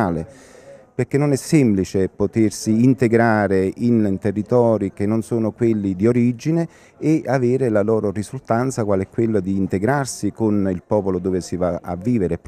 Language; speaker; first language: Italian; native; Italian